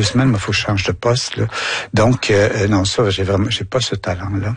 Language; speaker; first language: French; native; French